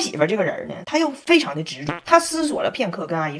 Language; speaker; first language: Chinese; native; Chinese